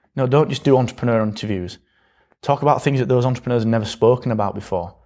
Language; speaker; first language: English; native; English